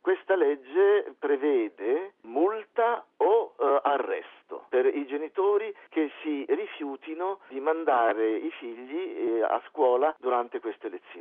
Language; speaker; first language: Italian; native; Italian